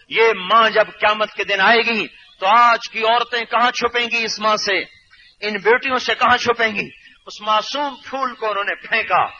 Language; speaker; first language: Urdu; native; Urdu